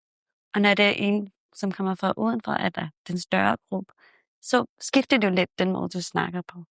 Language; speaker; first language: Danish; non-native, fluent; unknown